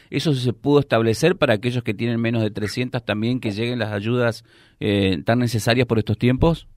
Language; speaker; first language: Spanish; native; Spanish